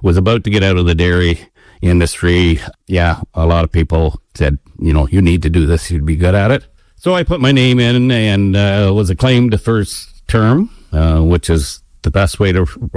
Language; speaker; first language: English; native; English